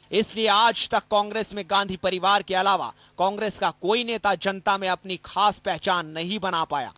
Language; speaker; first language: Hindi; native; Hindi